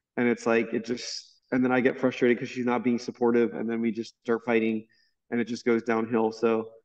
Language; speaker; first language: English; native; English